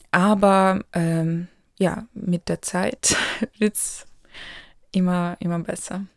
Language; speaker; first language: German; non-native, local second language; Ukrainian